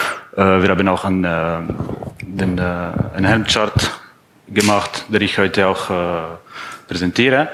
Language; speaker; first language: German; non-native, fluent; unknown